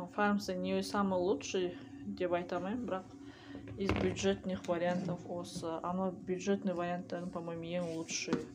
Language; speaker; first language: Russian; non-native, local second language; Kazakh